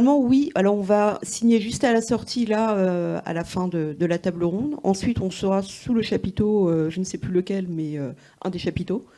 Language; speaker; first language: French; native; French